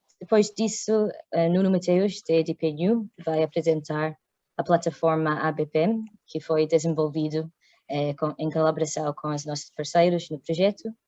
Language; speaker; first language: Portuguese; non-native, fluent; English